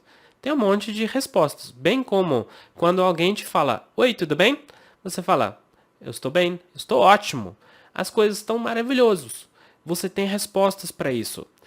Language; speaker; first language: Portuguese; non-native, fluent; English